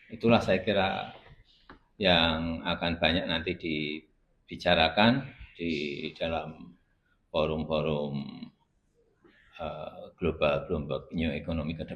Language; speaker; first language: Indonesian; non-native, local second language; Javanese